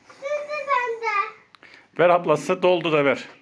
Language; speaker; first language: Turkish; native; Turkish